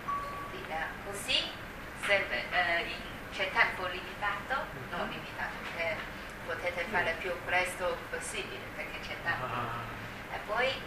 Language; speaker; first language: Italian; non-native, learner; Chinese